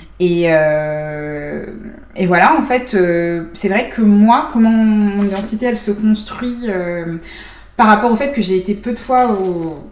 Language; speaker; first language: French; native; French